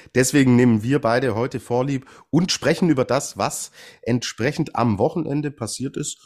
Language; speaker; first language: German; native; German